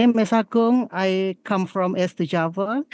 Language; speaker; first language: English; non-native, learner; Indonesian